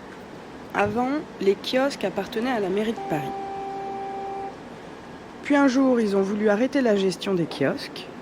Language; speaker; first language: French; native; French